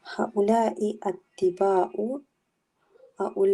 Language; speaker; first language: Arabic; non-native, learner; English